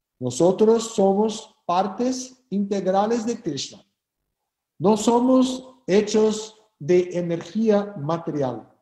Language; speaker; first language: Spanish; non-native, fluent; Portuguese